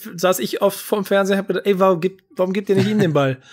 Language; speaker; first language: German; native; German